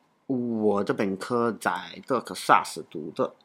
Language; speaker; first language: Chinese; non-native, learner; English